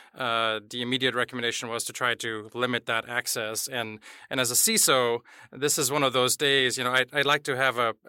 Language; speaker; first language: English; non-native, fluent; German